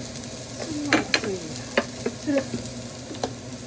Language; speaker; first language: Japanese; non-native, learner; Cebuano